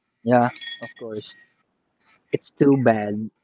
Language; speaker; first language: English; non-native, learner; Filipino